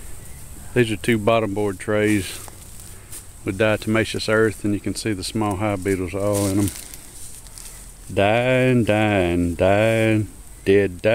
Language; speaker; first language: English; native; English